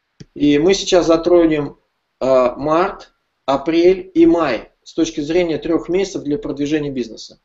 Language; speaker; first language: Russian; native; Russian